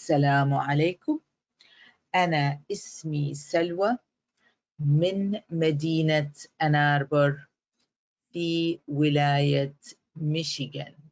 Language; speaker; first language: Arabic; non-native, fluent; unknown